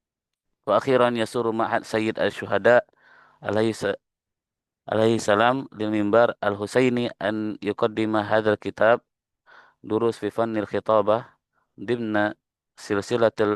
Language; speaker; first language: Arabic; non-native, learner; Indonesian